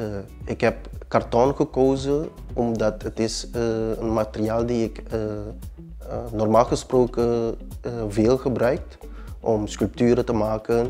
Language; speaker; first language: Dutch; early bilingual, other home language; Papiamento